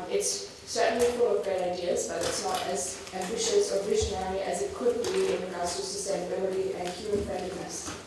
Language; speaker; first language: English; non-native, fluent; German